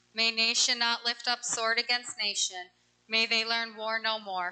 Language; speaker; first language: English; native; English